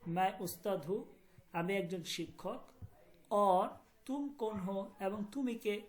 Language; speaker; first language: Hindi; non-native, fluent; Bangla